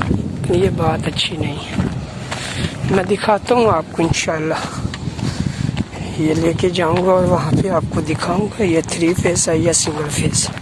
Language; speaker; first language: Hindi; non-native, local second language; Punjabi